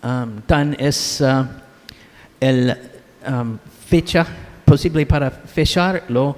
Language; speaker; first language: Spanish; non-native, learner; English